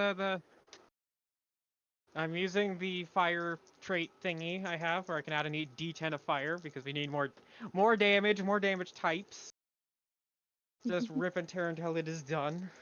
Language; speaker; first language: English; native; English